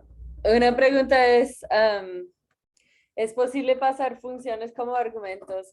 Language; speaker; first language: Spanish; non-native, fluent; English